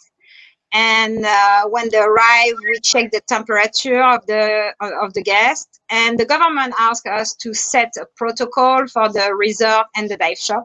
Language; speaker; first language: English; non-native, fluent; French